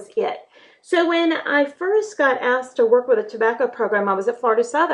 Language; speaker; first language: English; native; English